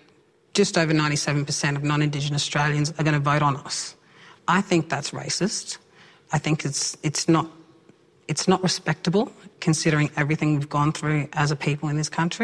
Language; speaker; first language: English; native; English